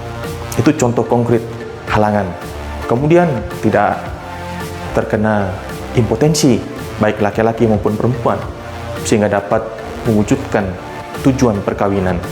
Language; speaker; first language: Indonesian; native; Indonesian